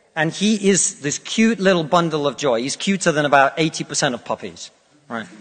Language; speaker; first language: English; non-native, fluent; Russian